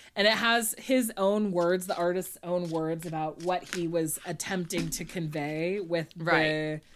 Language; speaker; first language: English; native; English